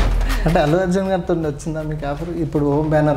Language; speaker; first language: Telugu; native; Telugu